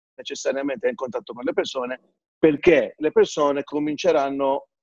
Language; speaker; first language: Italian; non-native, fluent; Maltese